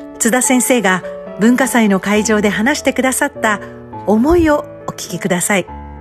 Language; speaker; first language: Japanese; native; Japanese